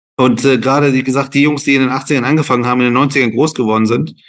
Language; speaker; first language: German; non-native, fluent; Persian